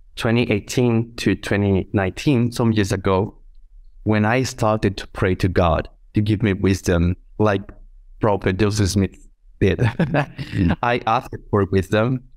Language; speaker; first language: English; non-native, fluent; Spanish